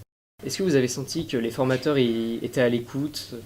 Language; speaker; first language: French; native; French